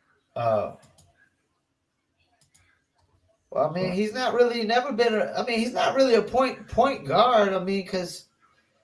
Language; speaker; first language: English; native; English